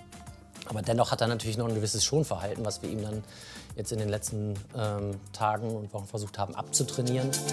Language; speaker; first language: German; native; German